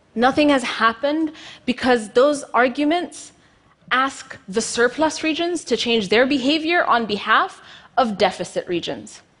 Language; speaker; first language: English; non-native, fluent; Amharic